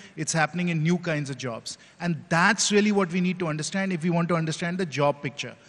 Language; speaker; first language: English; non-native, local second language; Hindi